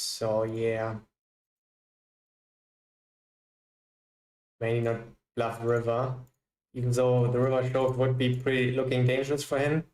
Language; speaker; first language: English; non-native, fluent; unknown